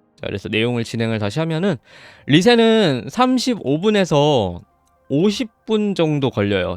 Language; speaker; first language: Korean; native; Korean